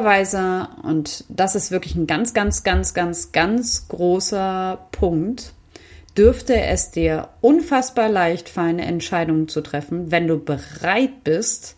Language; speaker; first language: German; native; German